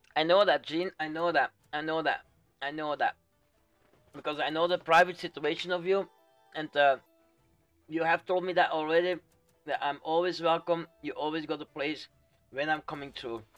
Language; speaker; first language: English; non-native, fluent; Dutch